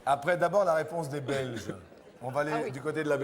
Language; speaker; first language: French; native; French